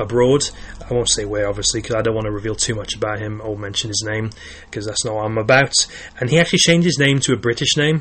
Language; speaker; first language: English; native; English